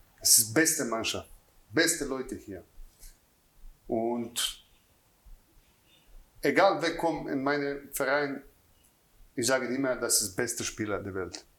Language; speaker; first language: German; non-native, learner; Croatian